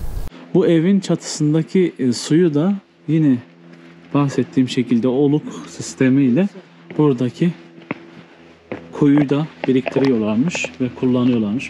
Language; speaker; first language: Turkish; native; Turkish